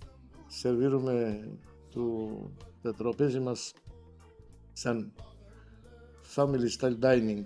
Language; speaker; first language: Greek; non-native, fluent; Armenian